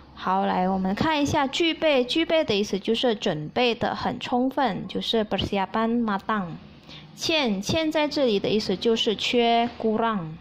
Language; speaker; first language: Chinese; early bilingual, heritage; Chinese